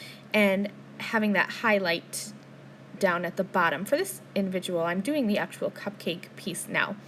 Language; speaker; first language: English; native; English